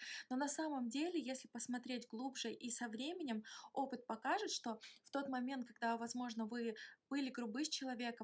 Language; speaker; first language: Russian; native; Russian